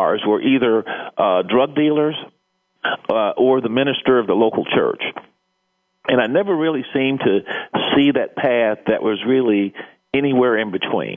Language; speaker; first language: English; native; English